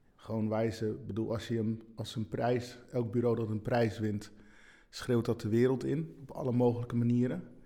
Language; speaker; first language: Dutch; early bilingual, other home language; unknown